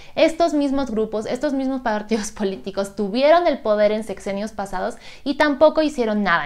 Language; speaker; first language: Spanish; native; Spanish